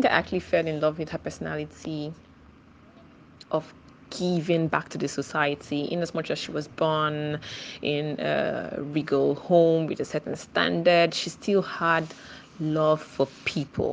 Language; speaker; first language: English; non-native, local second language; Igbo